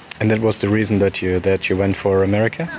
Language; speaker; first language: English; non-native, fluent; German